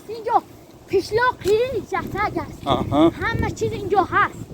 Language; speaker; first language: Persian; non-native, local second language; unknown